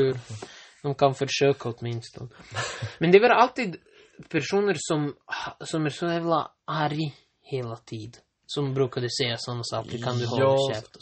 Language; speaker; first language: Swedish; non-native, local second language; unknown